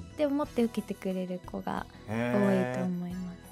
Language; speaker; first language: Japanese; native; Japanese